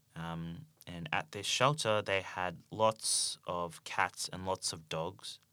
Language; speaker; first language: English; native; English